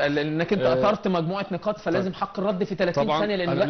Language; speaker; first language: Arabic; native; Arabic